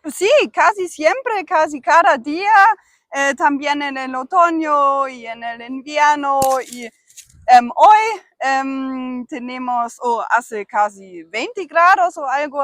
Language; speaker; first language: Spanish; non-native, fluent; German